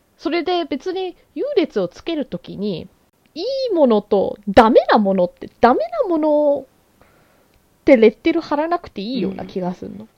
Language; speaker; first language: Japanese; native; Japanese